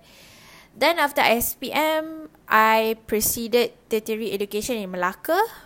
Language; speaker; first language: English; non-native, local second language; Malay